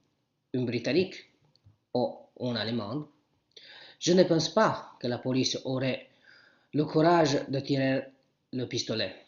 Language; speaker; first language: French; non-native, learner; Italian